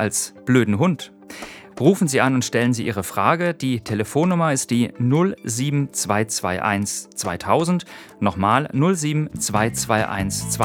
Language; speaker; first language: German; native; German